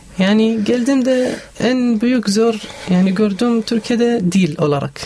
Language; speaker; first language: Turkish; non-native, learner; Arabic